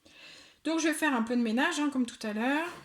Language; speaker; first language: French; native; French